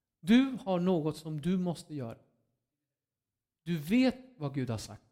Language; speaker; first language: Swedish; non-native, fluent; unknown